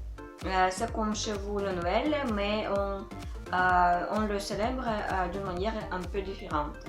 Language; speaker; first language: French; non-native, fluent; Russian